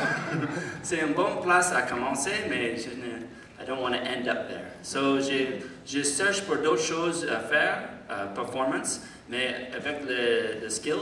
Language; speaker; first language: French; non-native, learner; English